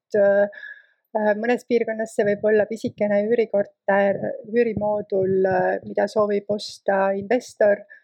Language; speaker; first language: Estonian; native; Estonian